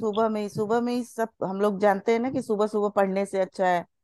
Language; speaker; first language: Hindi; non-native, local second language; Bangla